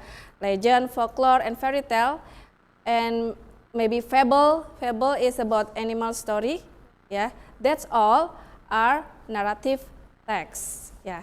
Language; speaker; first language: English; non-native, fluent; Indonesian